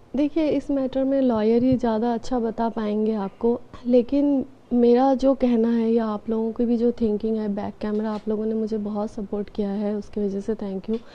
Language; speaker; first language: Hindi; non-native, local second language; Bangla